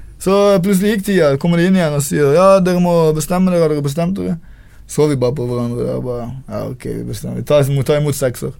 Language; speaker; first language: Norwegian; native; Norwegian